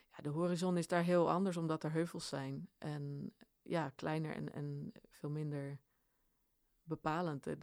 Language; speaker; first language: Dutch; early bilingual, other home language; Swedish